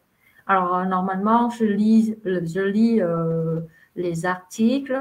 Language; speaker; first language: French; non-native, fluent; Vietnamese